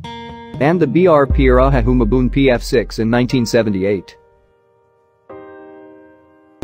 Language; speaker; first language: English; non-native, local second language; Filipino